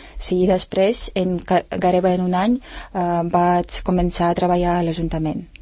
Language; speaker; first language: Catalan; non-native, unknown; Ukrainian